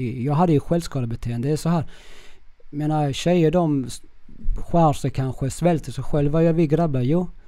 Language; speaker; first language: Swedish; early bilingual, other home language; Spanish